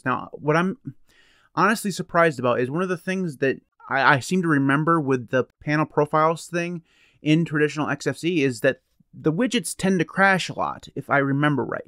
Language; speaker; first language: English; native; English